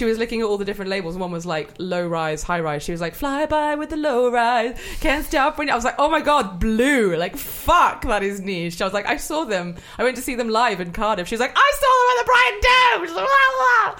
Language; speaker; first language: English; native; English